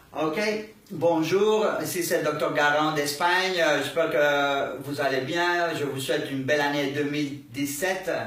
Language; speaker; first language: French; non-native, fluent; Spanish